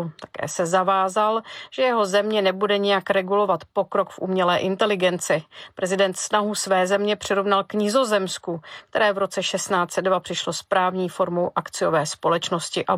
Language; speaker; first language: Czech; native; Czech